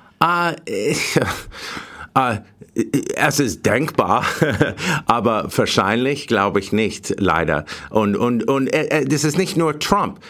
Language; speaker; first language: German; non-native, learner; English